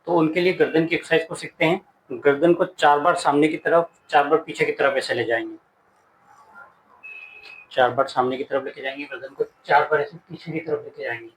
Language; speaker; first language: Hindi; native; Hindi